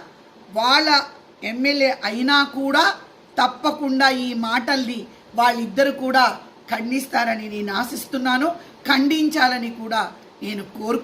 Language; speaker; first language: Telugu; native; Telugu